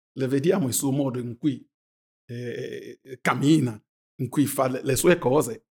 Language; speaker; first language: Italian; non-native, fluent; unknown